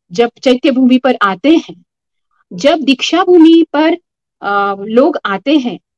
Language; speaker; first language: Hindi; non-native, local second language; Marathi